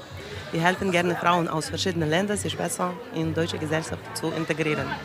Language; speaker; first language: German; non-native, learner; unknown